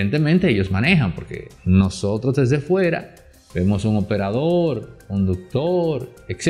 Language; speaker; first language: Spanish; native; Spanish